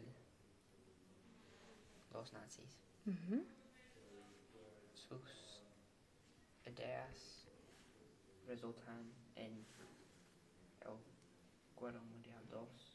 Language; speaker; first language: Spanish; non-native, learner; English